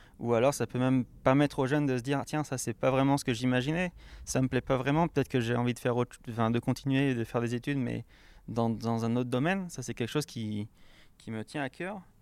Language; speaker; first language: French; native; French